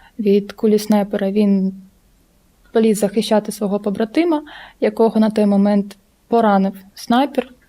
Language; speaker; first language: Ukrainian; non-native, local second language; Russian